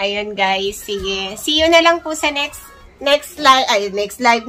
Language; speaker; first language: Filipino; native; Filipino